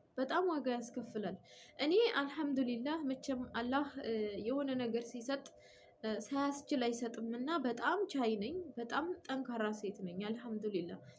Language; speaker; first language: Amharic; native; Amharic